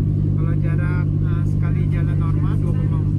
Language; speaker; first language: Indonesian; native; Indonesian